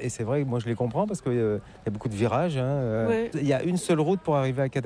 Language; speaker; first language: French; native; French